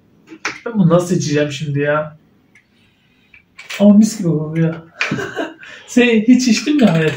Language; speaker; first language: Turkish; native; Turkish